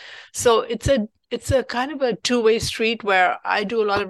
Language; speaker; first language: English; non-native, local second language; Punjabi